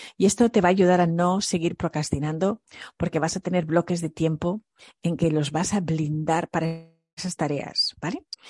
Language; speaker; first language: Spanish; early bilingual, other home language; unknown